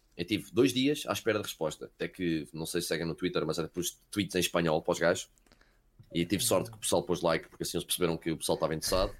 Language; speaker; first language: Portuguese; early bilingual, heritage; Portuguese